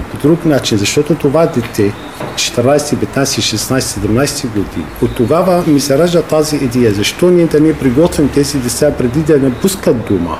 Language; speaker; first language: Bulgarian; non-native, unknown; Arabic